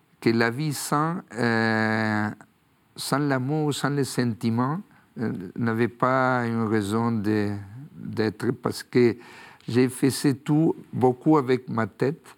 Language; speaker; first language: French; non-native, fluent; Spanish